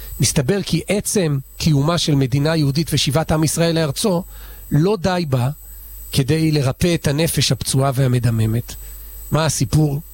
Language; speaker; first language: Hebrew; native; Hebrew